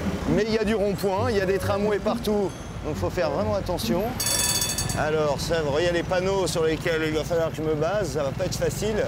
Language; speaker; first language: French; native; French